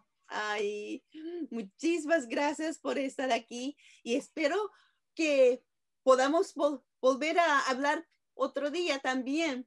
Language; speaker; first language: Spanish; non-native, fluent; Japanese